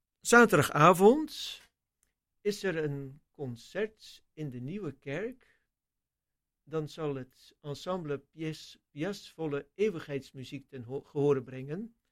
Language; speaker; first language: Dutch; native; Dutch